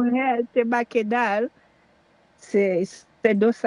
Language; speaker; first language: Spanish; non-native, learner; Haitian Creole